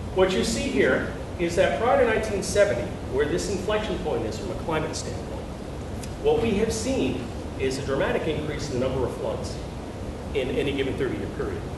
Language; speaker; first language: English; native; English